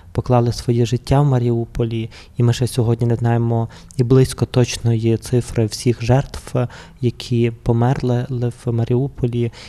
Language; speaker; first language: Ukrainian; native; Ukrainian